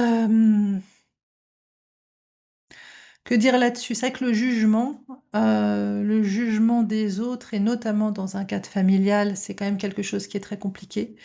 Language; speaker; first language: French; native; French